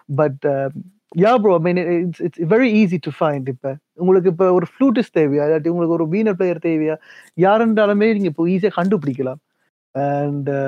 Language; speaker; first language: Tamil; early bilingual, heritage; Tamil